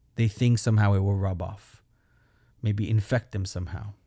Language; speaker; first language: English; non-native, fluent; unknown